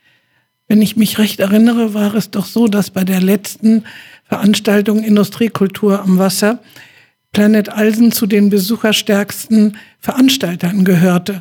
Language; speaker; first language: German; native; German